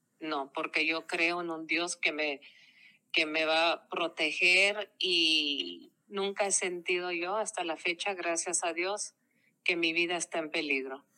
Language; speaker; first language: Spanish; early bilingual, heritage; Spanish